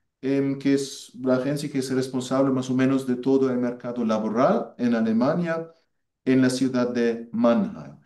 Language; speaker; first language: Spanish; non-native, fluent; German